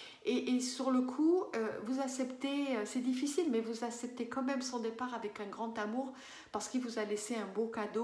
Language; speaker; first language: French; native; French